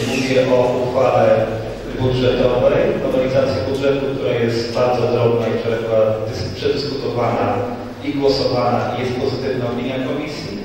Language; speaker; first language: Polish; native; Polish